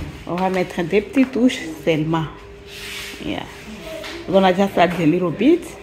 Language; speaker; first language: French; non-native, local second language; Swahili